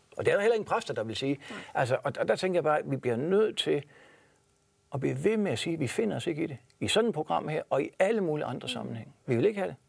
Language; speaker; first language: Danish; native; Danish